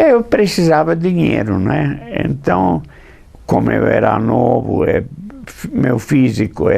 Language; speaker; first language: Portuguese; non-native, fluent; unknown